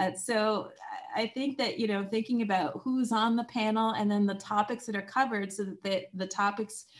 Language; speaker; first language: English; native; English